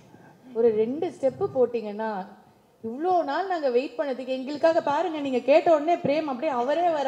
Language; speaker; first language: Tamil; native; Tamil